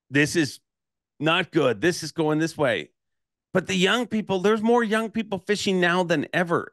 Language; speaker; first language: English; native; English